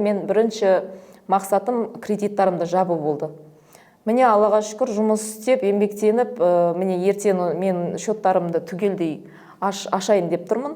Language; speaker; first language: Kazakh; native; Kazakh